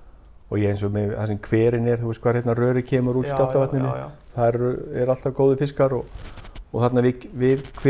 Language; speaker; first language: Icelandic; native; Icelandic